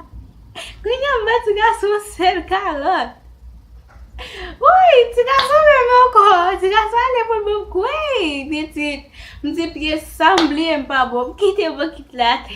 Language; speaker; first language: French; non-native, learner; Haitian Creole